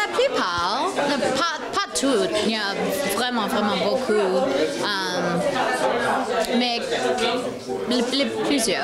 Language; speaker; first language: French; non-native, local second language; English